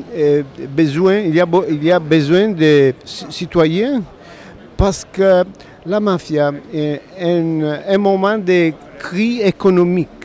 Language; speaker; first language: French; non-native, learner; Italian